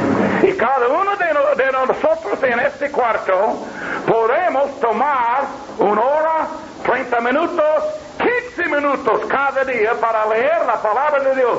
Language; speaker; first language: Spanish; non-native, learner; English